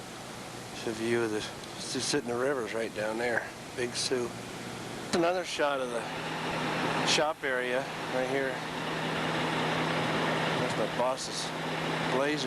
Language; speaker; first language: English; native; English